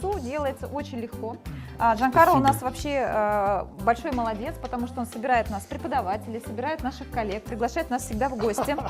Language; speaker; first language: Russian; native; Russian